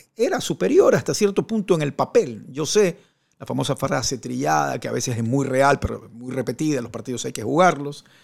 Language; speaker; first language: Spanish; native; Spanish